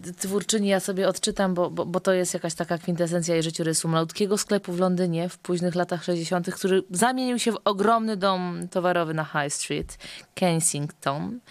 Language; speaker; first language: Polish; native; Polish